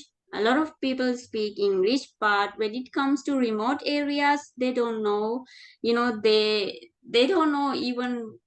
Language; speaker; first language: English; non-native, fluent; Sinhala